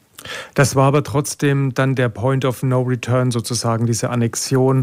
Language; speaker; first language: German; native; German